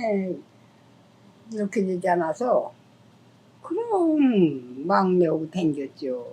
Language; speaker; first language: Korean; native; Korean